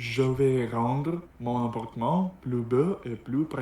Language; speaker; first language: French; non-native, learner; Russian